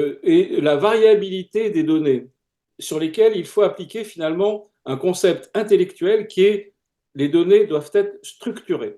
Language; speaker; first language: French; native; French